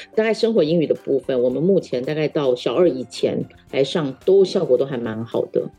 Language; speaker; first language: Chinese; non-native, local second language; Min Nan Chinese